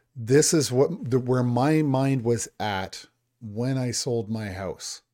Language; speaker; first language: English; native; English